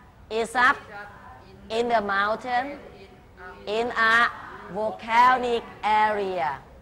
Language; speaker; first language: English; non-native, fluent; Thai